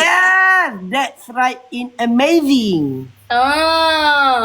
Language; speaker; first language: English; non-native, learner; Malay